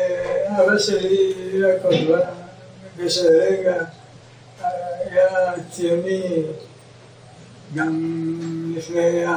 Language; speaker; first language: Hebrew; early bilingual, other home language; Croatian